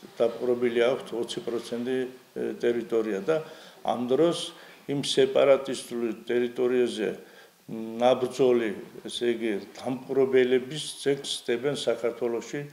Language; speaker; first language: Georgian; non-native, local second language; Azerbaijani